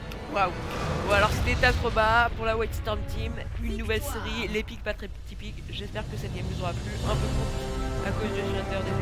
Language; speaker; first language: French; native; French